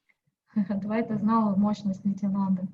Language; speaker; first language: Russian; native; Russian